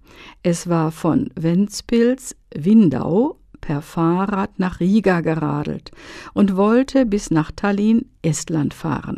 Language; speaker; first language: German; native; German